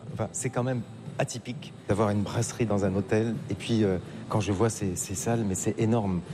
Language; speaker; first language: French; native; French